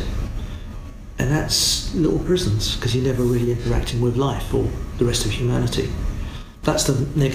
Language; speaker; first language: English; native; English